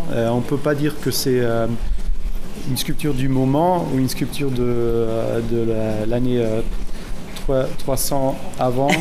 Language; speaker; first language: French; non-native, fluent; German